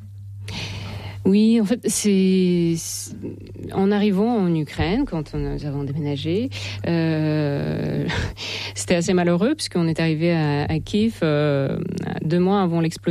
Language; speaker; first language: French; non-native, fluent; Russian